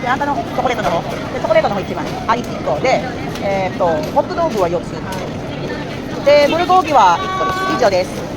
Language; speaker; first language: Japanese; non-native, fluent; Filipino